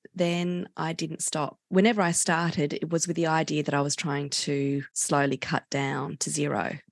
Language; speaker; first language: English; native; English